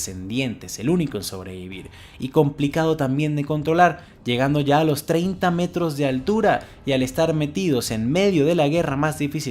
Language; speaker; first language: Spanish; native; Spanish